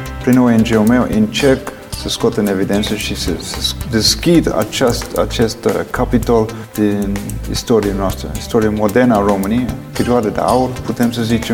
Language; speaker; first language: Romanian; non-native, fluent; English